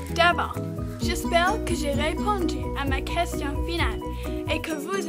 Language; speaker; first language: French; non-native, local second language; English